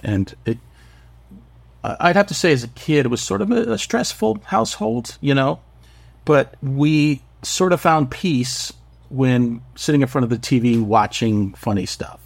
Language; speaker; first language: English; native; English